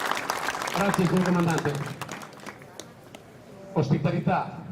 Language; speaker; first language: Italian; native; Italian